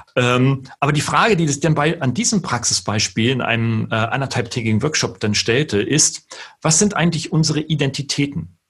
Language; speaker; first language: German; native; German